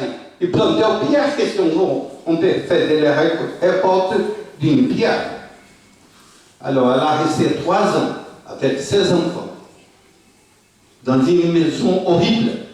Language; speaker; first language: French; non-native, fluent; Portuguese